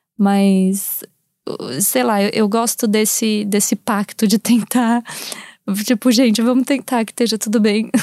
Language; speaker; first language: Portuguese; native; Portuguese